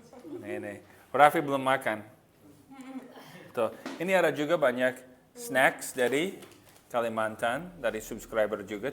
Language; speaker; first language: Indonesian; non-native, fluent; English